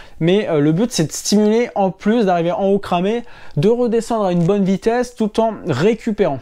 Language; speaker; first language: French; native; French